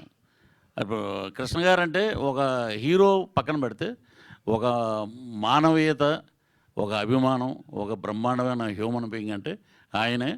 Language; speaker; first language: Telugu; native; Telugu